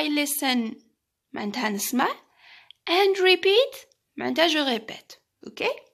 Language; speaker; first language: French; non-native, local second language; Arabic